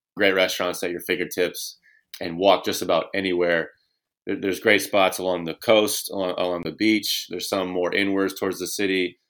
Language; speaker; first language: English; native; English